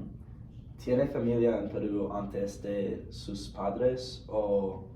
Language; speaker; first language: Spanish; non-native, learner; English